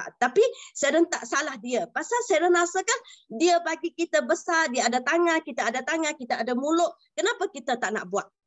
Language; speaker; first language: Malay; non-native, local second language; Chinese